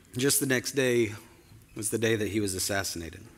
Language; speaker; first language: English; native; English